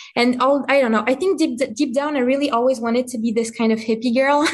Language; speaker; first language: English; non-native, fluent; French